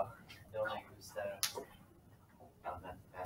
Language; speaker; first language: Spanish; non-native, learner; English